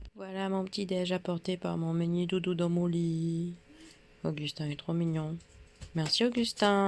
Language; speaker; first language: French; native; French